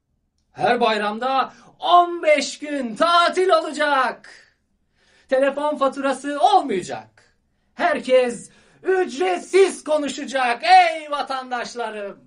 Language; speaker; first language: Turkish; non-native, learner; Ukrainian